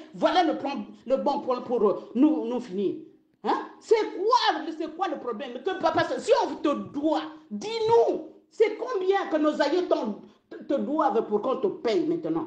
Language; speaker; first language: French; non-native, local second language; Lingala